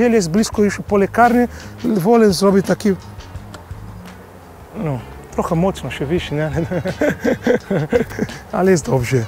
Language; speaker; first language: Polish; non-native, learner; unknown